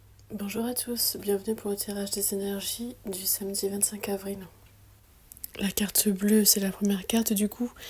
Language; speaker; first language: French; native; French